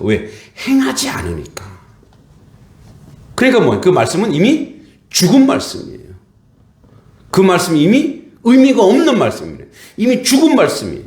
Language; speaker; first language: Korean; native; Korean